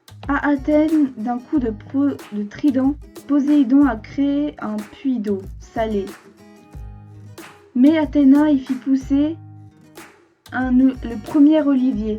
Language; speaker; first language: French; native; French